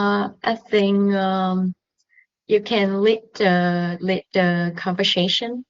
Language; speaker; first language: English; non-native, learner; Vietnamese